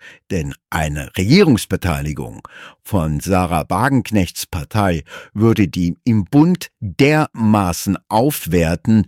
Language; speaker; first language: German; native; German